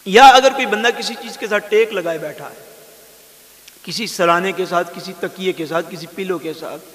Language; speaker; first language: Urdu; non-native, local second language; Punjabi